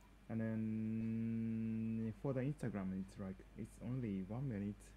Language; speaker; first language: English; non-native, learner; Japanese